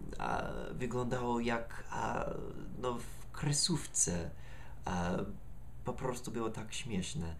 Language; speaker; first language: Polish; non-native, learner; English